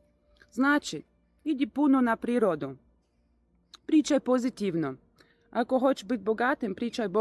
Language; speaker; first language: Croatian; non-native, learner; Russian